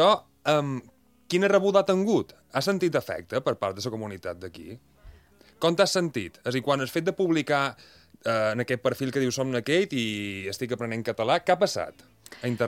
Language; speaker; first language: Catalan; native; Catalan